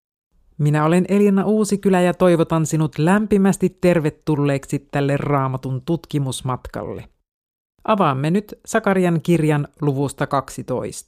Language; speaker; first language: Finnish; native; Finnish